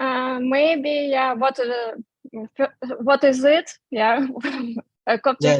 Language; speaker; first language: English; non-native, fluent; Russian